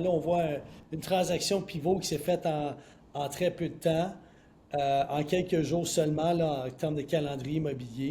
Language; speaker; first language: French; native; French